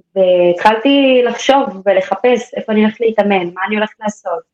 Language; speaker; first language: Hebrew; native; Hebrew